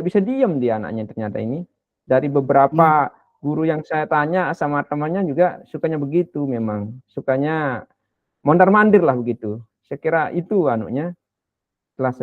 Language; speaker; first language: Indonesian; non-native, local second language; Sasak